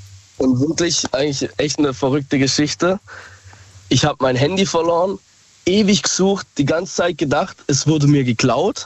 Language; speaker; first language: German; native; German